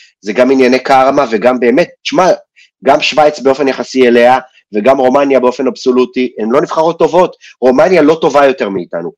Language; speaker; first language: Hebrew; early bilingual, other home language; Russian